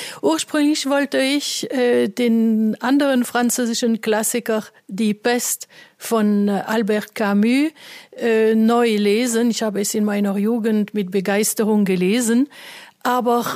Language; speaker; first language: German; non-native, fluent; French